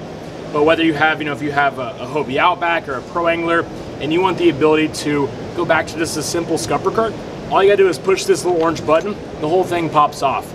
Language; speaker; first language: English; native; English